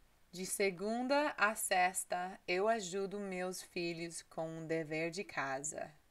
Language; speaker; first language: Portuguese; non-native, learner; English